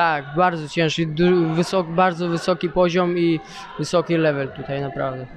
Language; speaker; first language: Polish; early bilingual, other home language; Chechen